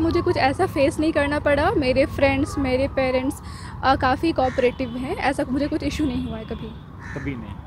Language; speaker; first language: Hindi; native; Hindi